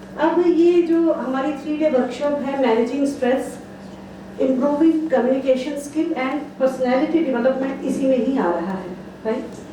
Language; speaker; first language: Hindi; non-native, local second language; Punjabi